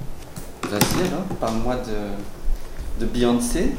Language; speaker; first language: French; non-native, fluent; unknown